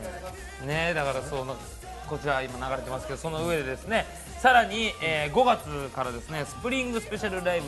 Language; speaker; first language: Japanese; native; Japanese